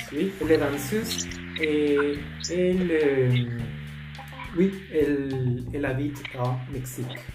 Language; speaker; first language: French; non-native, learner; Spanish